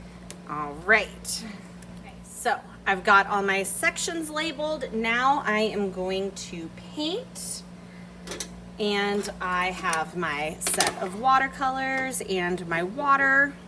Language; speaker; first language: English; native; English